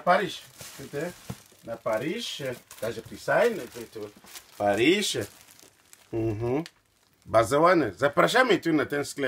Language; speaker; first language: Polish; non-native, learner; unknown